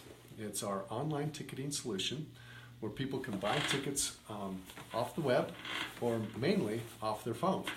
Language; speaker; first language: English; native; English